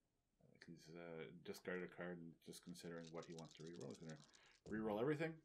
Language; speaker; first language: English; native; English